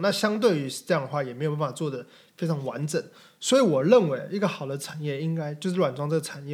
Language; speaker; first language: Chinese; native; Chinese